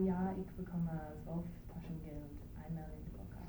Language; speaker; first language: German; non-native, learner; English